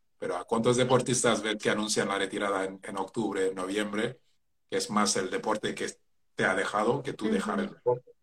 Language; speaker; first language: Spanish; non-native, fluent; Wolof